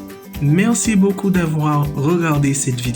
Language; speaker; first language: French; non-native, fluent; English